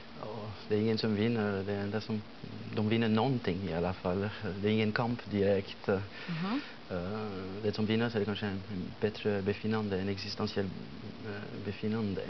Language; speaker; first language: Swedish; non-native, fluent; French